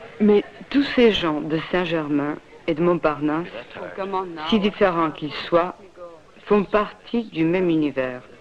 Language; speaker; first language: French; non-native, fluent; Serbian